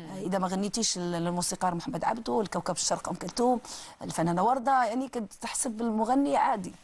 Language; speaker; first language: Arabic; native; Arabic